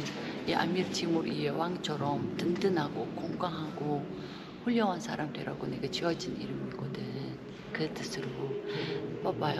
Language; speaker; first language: Korean; non-native, fluent; Uzbek